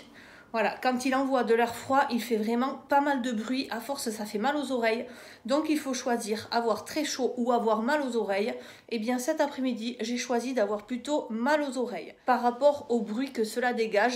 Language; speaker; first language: French; native; French